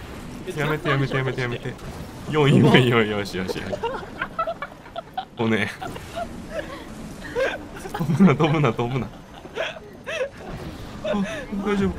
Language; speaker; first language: Japanese; native; Japanese